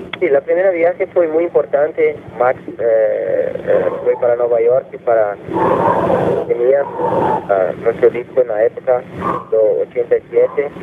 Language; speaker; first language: Spanish; non-native, fluent; Portuguese